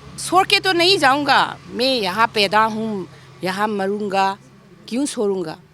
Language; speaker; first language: Hindi; non-native, local second language; Manipuri